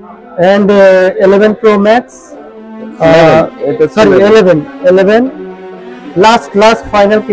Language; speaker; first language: Hindi; non-native, learner; Bangla